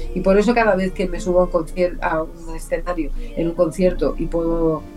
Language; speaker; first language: Spanish; native; Spanish